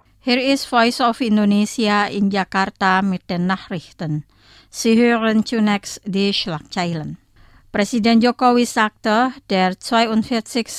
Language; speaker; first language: German; non-native, fluent; Indonesian